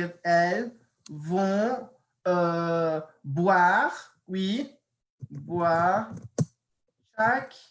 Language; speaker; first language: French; non-native, fluent; English